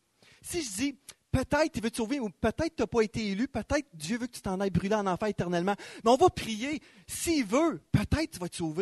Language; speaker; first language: French; native; French